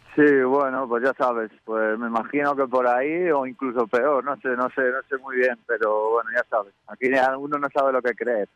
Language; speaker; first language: Spanish; native; Spanish